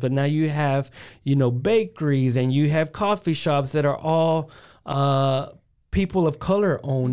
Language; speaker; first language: English; early bilingual, other home language; Spanish